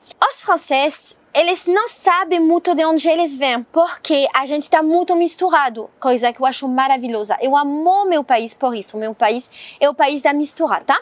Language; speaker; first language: Portuguese; non-native, learner; French